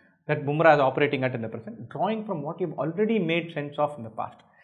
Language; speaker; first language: English; non-native, local second language; Tamil